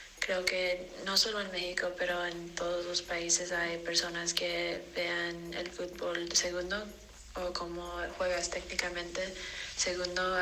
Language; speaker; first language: Spanish; non-native, learner; English